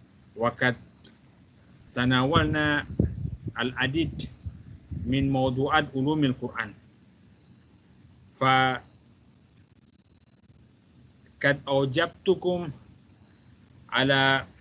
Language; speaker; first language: Arabic; non-native, fluent; Malay